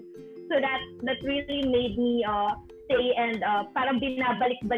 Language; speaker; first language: English; non-native, local second language; Bikol